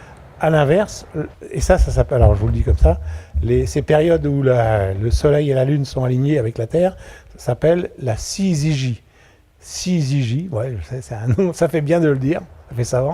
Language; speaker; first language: French; native; French